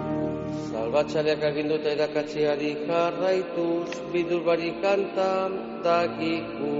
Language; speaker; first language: Basque; native; Basque